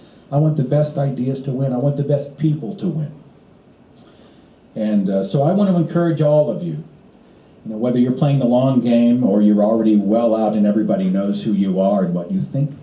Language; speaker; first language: English; native; English